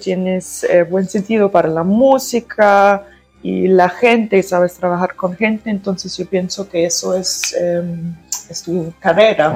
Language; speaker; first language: Spanish; early bilingual, heritage; German